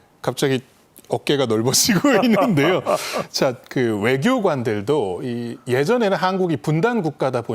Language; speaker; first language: Korean; native; Korean